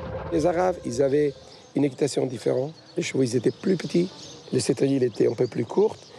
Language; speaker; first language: French; non-native, fluent; Spanish